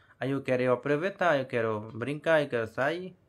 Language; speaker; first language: Portuguese; non-native, learner; Hindi